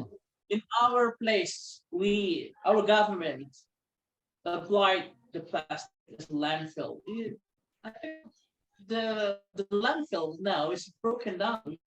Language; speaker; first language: English; non-native, local second language; Indonesian